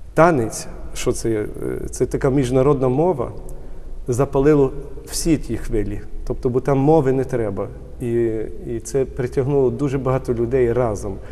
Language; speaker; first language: Ukrainian; early bilingual, heritage; Ukrainian